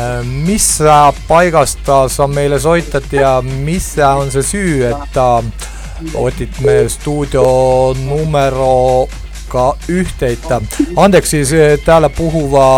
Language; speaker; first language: Finnish; non-native, learner; Estonian